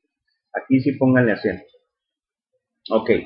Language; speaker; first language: Spanish; native; Spanish